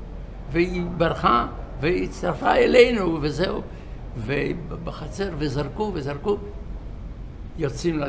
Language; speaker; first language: Hebrew; non-native, fluent; Yiddish